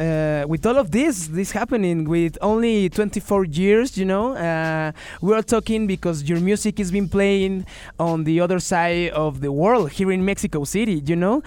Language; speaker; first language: English; non-native, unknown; Spanish